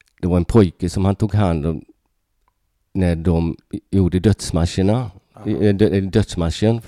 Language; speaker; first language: Swedish; early bilingual, other home language; Hungarian